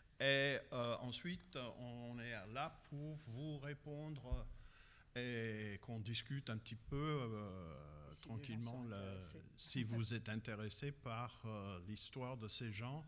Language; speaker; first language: French; non-native, fluent; English